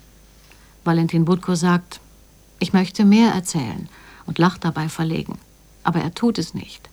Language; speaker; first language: German; native; German